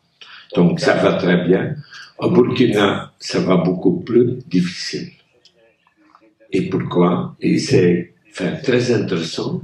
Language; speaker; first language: French; non-native, local second language; Dutch